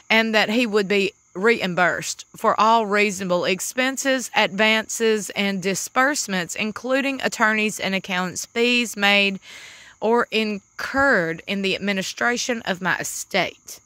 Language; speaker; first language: English; native; English